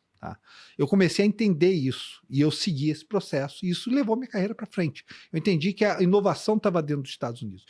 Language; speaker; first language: Portuguese; native; Portuguese